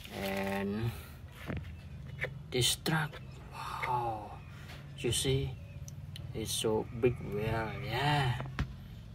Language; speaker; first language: English; non-native, learner; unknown